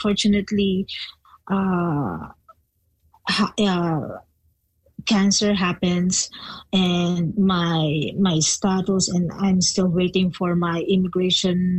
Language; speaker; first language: English; non-native, local second language; Filipino